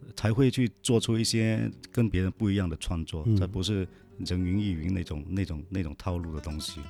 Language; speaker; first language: Chinese; non-native, local second language; Min Nan Chinese